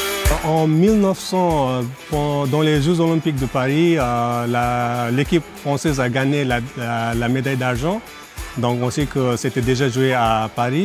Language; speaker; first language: French; non-native, fluent; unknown